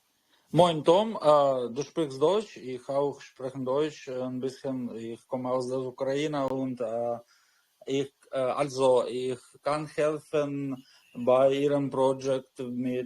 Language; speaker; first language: German; non-native, learner; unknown